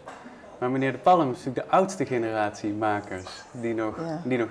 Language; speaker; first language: Dutch; native; Dutch